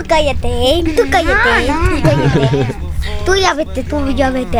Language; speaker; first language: Spanish; early bilingual, other home language; French